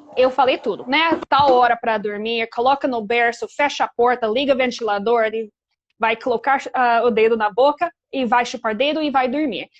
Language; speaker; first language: Portuguese; non-native, fluent; English